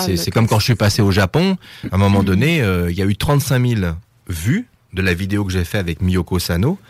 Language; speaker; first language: French; native; French